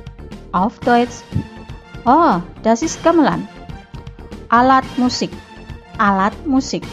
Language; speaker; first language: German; non-native, fluent; Indonesian